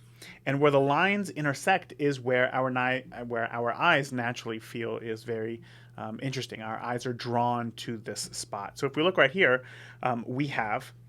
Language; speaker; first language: English; native; English